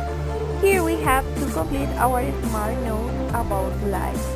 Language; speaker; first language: English; non-native, fluent; Spanish